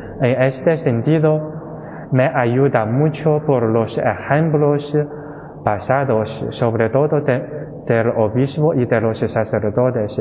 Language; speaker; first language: Spanish; non-native, fluent; Chinese